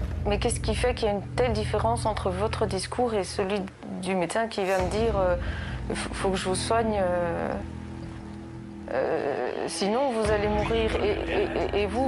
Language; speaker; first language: French; native; French